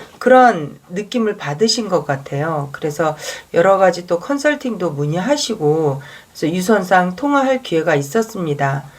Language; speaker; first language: Korean; native; Korean